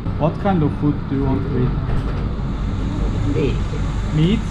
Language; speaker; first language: English; non-native, fluent; Turkish